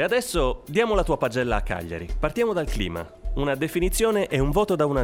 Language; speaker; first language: Italian; native; Italian